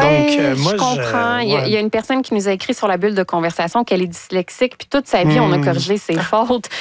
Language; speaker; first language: French; native; French